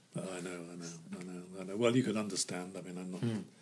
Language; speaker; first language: English; native; English